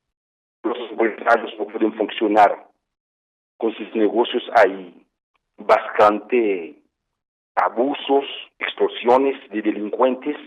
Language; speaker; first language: Spanish; non-native, fluent; Haitian Creole